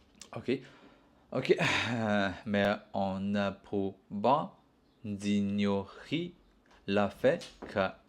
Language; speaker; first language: French; non-native, learner; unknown